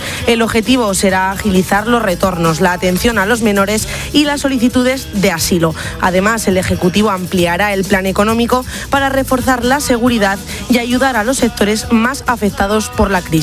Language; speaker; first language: Spanish; native; Spanish